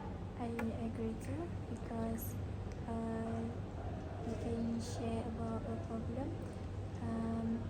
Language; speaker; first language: English; non-native, learner; Malay